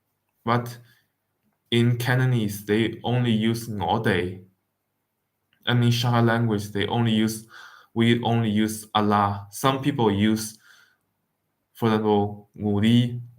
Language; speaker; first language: English; non-native, fluent; Wu Chinese